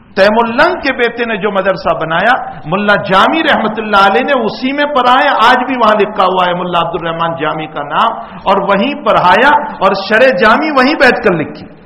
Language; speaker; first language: Urdu; non-native, local second language; Gujarati